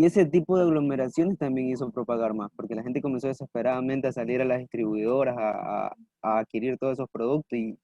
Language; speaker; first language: Spanish; native; Spanish